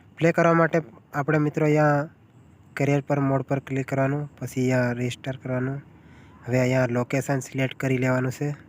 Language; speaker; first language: Gujarati; non-native, local second language; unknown